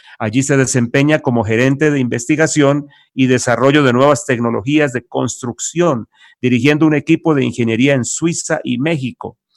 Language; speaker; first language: Spanish; native; Spanish